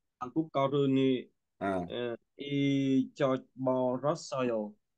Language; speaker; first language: Korean; non-native, learner; Vietnamese